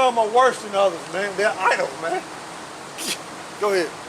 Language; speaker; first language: English; native; English